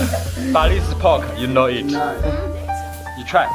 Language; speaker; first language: English; non-native, learner; Chinese